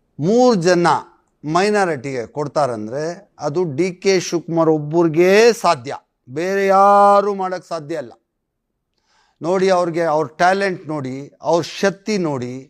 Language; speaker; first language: Kannada; non-native, local second language; Urdu